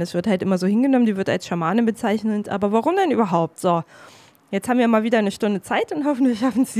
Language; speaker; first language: German; native; German